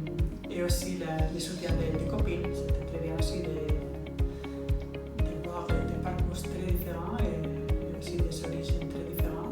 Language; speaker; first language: French; non-native, fluent; Spanish